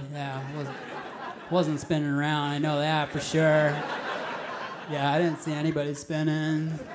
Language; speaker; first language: English; native; English